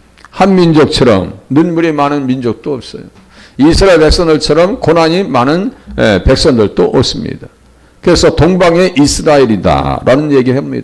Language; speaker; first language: Korean; native; Korean